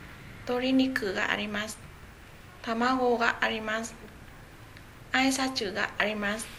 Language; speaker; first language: Japanese; non-native, learner; Vietnamese